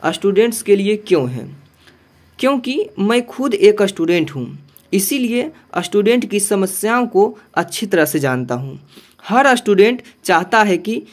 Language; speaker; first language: Hindi; native; Hindi